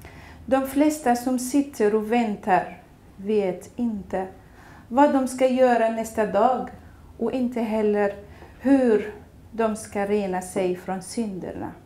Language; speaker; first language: Swedish; non-native, fluent; Kurdish